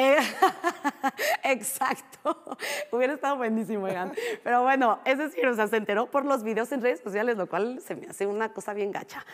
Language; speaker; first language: Spanish; native; Spanish